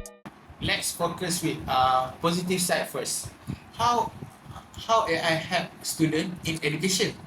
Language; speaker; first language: English; non-native, learner; Malay